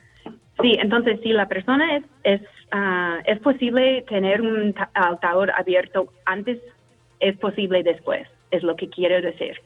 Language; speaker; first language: Spanish; non-native, fluent; English